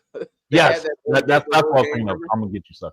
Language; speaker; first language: English; native; English